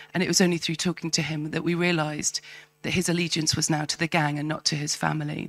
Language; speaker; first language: English; native; English